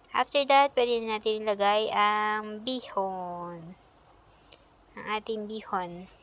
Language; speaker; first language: Filipino; native; Filipino